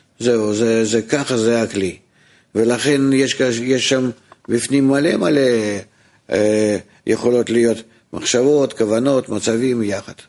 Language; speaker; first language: Hebrew; non-native, fluent; Russian